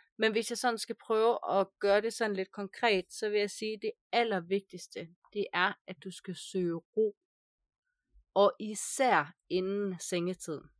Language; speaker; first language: Danish; native; Danish